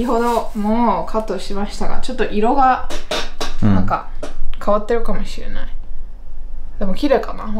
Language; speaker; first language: Japanese; non-native, fluent; Chinese